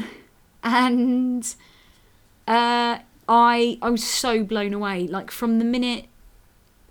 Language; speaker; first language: English; native; English